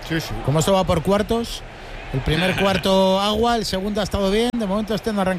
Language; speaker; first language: Spanish; native; Spanish